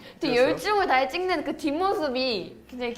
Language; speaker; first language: Korean; native; Korean